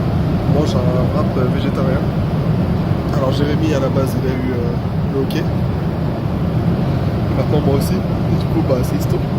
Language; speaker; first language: French; native; French